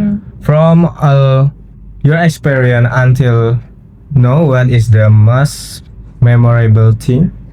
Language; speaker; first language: English; non-native, learner; Indonesian